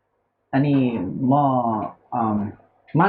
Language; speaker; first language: Nepali; early bilingual, heritage; Nepali